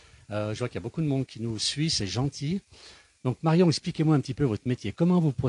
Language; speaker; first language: French; native; French